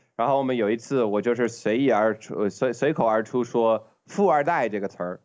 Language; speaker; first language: Chinese; non-native, fluent; English